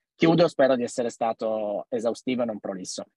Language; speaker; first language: Italian; native; Italian